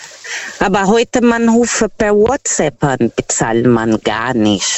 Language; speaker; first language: German; non-native, fluent; Portuguese